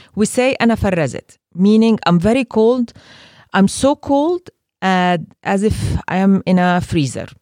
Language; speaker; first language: English; non-native, fluent; Arabic